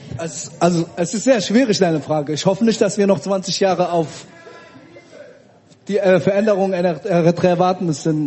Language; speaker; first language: German; early bilingual, other home language; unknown